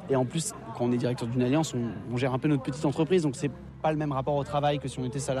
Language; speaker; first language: French; native; French